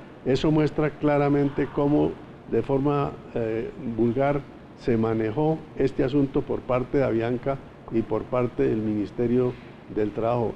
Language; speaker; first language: Spanish; native; Spanish